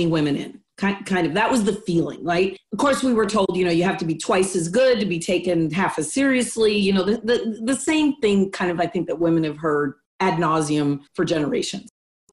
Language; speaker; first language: English; non-native, fluent; Spanish